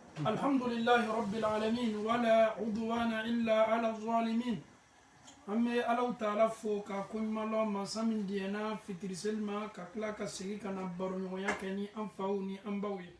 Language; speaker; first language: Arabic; non-native, fluent; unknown